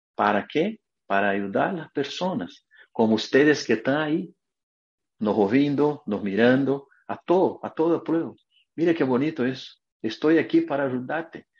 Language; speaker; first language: Spanish; non-native, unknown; Portuguese